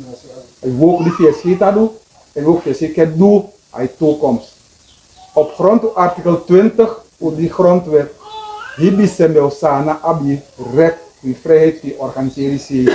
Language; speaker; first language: Dutch; non-native, local second language; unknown